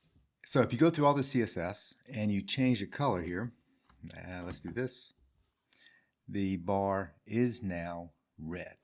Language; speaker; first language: English; native; English